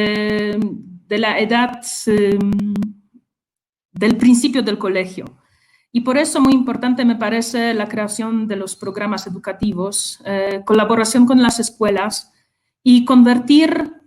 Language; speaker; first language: Spanish; non-native, fluent; Polish